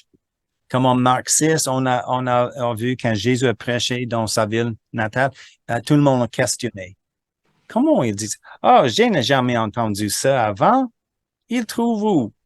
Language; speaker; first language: French; non-native, fluent; English